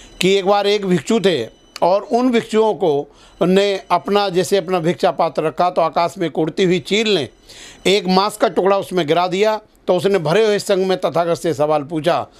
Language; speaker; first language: Hindi; native; Hindi